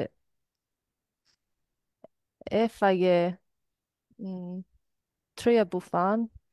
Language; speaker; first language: Greek; non-native, learner; English